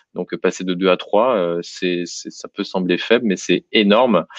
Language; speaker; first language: French; native; French